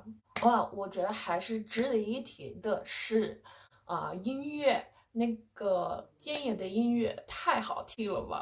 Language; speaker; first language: Chinese; non-native, fluent; English